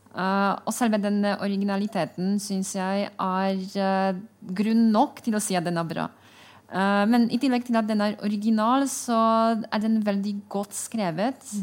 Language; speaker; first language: Norwegian; non-native, fluent; Polish